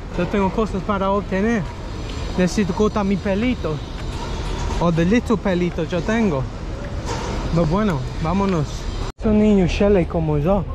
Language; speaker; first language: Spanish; non-native, learner; English